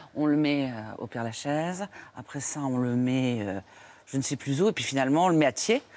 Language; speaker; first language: French; native; French